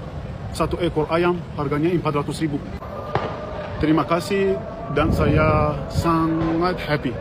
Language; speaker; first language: Indonesian; non-native, learner; Persian